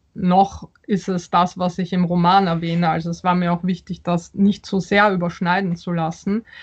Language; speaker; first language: German; early bilingual, other home language; Polish